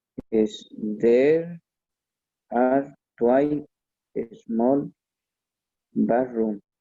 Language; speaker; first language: English; non-native, learner; Spanish